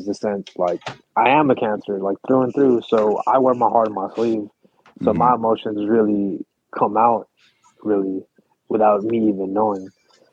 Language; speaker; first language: English; early bilingual, other home language; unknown